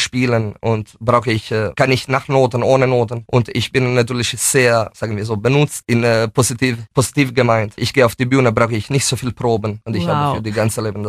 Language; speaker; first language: German; non-native, fluent; Italian